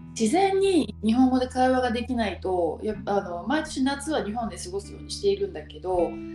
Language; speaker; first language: Japanese; native; Japanese